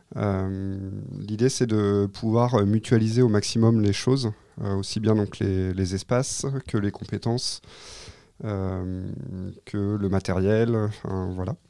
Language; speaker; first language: French; native; French